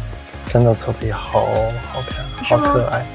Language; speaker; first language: Chinese; early bilingual, heritage; Chinese